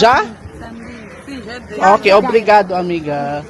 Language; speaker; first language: Portuguese; non-native, learner; Filipino